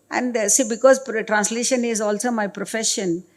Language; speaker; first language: English; non-native, local second language; Kannada